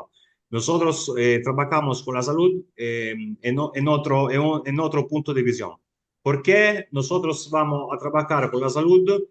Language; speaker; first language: Spanish; non-native, fluent; Italian